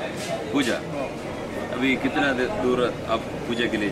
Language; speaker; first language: Hindi; non-native, fluent; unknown